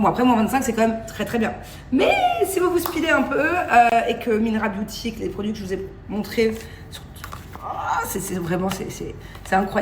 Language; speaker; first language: French; native; French